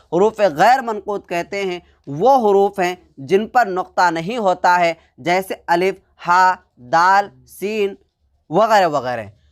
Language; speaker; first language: Hindi; native; Hindi